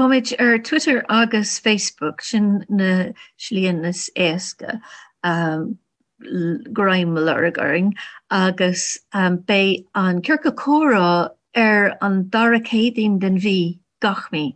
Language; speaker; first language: Irish; non-native, learner; English